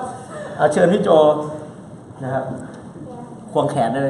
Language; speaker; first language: Thai; native; Thai